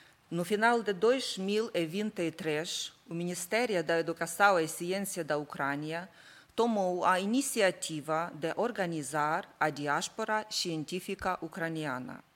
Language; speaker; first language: Portuguese; non-native, learner; Ukrainian